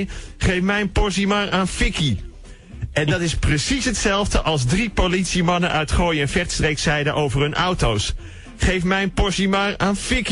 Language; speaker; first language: Dutch; native; Dutch